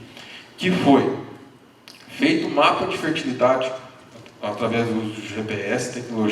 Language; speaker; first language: Portuguese; native; Portuguese